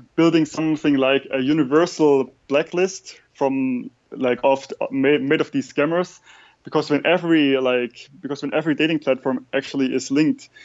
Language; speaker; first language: English; non-native, fluent; German